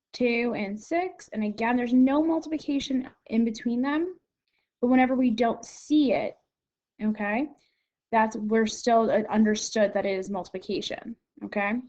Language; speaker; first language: English; native; English